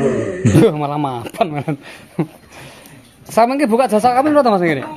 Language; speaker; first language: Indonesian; non-native, local second language; Javanese